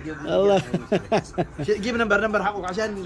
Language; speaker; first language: Arabic; non-native, learner; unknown